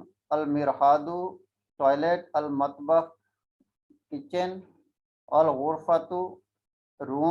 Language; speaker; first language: Arabic; non-native, learner; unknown